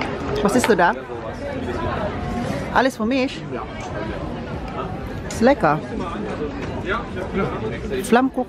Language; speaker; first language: German; non-native, learner; Filipino